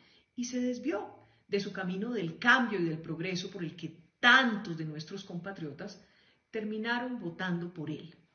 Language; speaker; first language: Spanish; native; Spanish